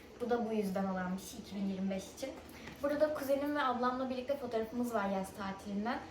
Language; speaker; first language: Turkish; early bilingual, other home language; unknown